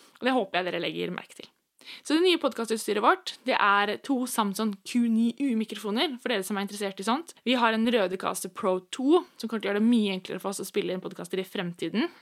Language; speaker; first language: Norwegian; native; Norwegian